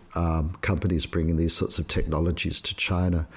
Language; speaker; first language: English; native; English